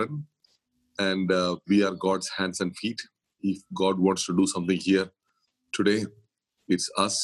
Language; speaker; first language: English; non-native, local second language; Malayalam